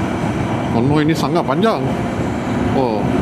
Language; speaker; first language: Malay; non-native, local second language; Tamil